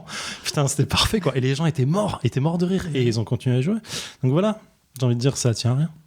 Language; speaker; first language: French; native; French